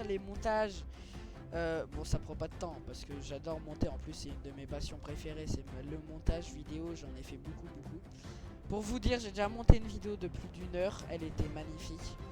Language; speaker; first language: French; native; French